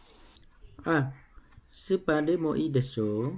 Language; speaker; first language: Japanese; non-native, learner; Vietnamese